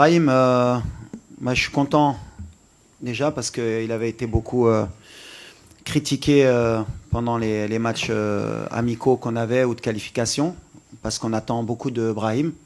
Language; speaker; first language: French; native; French